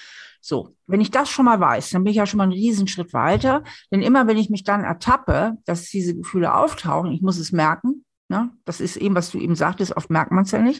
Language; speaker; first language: German; native; German